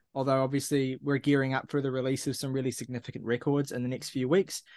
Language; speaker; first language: English; native; English